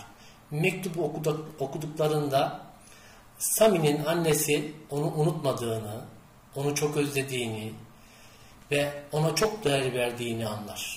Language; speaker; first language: Turkish; native; Turkish